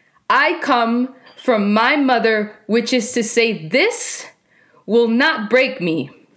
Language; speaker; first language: English; early bilingual, other home language; Spanish